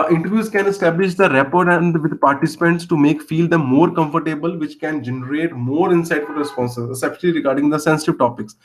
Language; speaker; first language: English; non-native, local second language; Punjabi